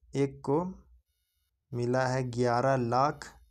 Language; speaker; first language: Hindi; native; Hindi